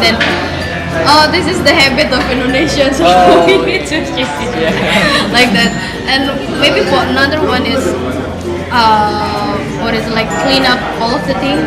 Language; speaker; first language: English; non-native, fluent; Indonesian